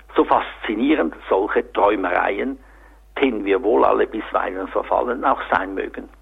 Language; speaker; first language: German; native; German